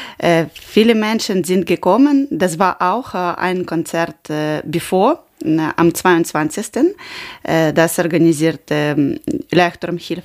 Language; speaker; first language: German; non-native, learner; Ukrainian